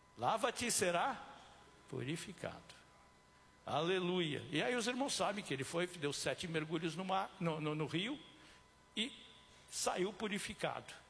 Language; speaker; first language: Portuguese; native; Portuguese